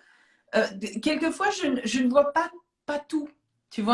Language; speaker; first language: French; native; French